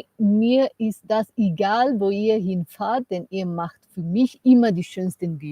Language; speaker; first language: German; non-native, learner; Spanish